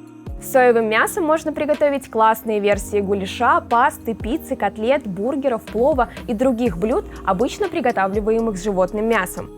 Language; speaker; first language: Russian; native; Russian